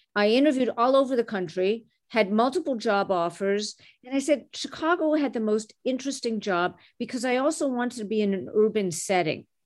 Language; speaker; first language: English; non-native, fluent; French